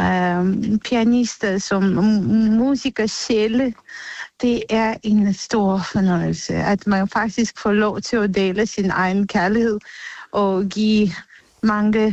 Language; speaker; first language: Danish; non-native, fluent; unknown